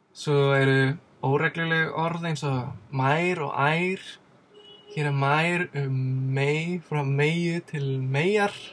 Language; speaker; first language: Icelandic; non-native, fluent; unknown